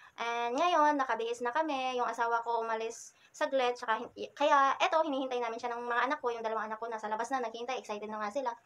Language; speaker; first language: Filipino; native; Filipino